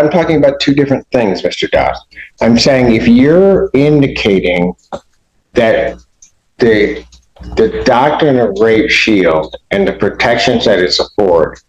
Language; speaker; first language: English; native; English